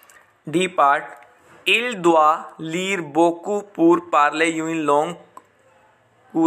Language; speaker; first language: French; non-native, learner; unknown